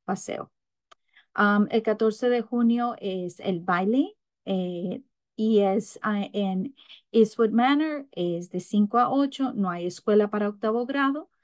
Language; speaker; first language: Spanish; early bilingual, heritage; English